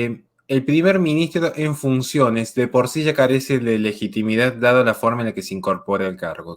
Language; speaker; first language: Spanish; native; Spanish